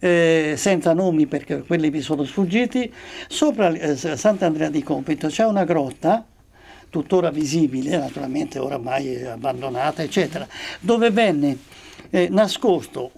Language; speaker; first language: Italian; native; Italian